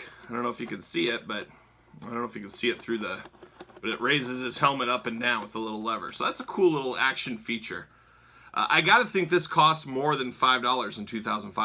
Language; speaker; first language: English; native; English